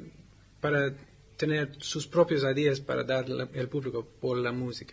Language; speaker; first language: Spanish; non-native, learner; English